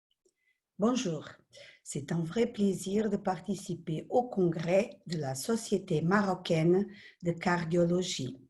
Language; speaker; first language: French; non-native, fluent; Portuguese